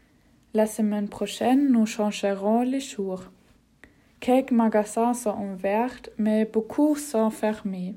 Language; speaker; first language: French; non-native, learner; German